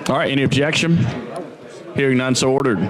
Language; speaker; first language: English; native; English